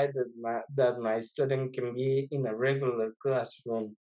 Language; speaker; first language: English; non-native, fluent; Spanish